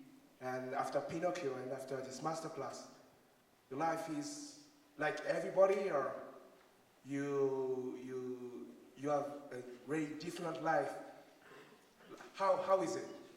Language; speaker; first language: English; non-native, learner; French